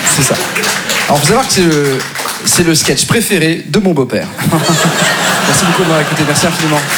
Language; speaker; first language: French; native; French